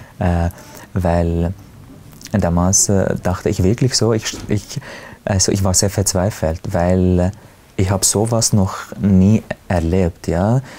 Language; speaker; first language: German; non-native, fluent; Arabic